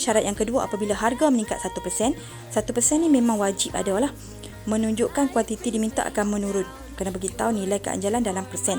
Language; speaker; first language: Malay; native; Malay